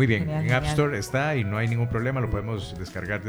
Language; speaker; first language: Spanish; native; Spanish